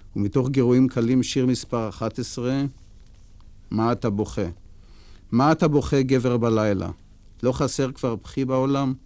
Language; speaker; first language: Hebrew; native; Hebrew